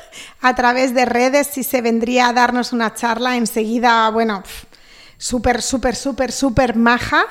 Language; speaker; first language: Spanish; native; Spanish